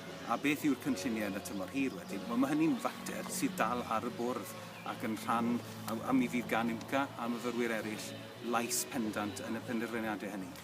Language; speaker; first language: Welsh; native; Welsh